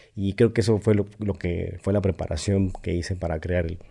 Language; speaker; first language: Spanish; native; Spanish